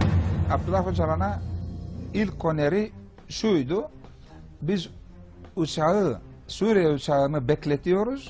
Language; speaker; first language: Turkish; non-native, fluent; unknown